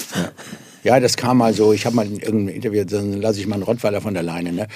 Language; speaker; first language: German; native; German